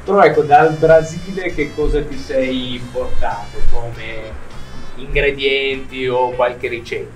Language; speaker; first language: Italian; native; Italian